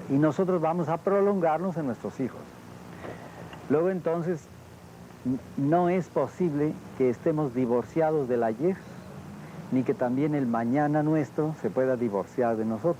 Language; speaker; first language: Spanish; native; Spanish